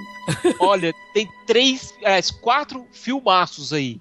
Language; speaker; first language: Portuguese; native; Portuguese